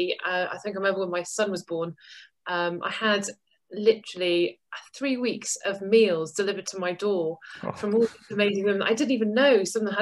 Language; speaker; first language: English; native; English